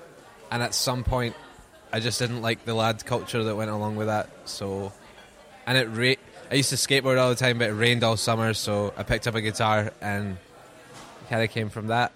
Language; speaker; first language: English; native; English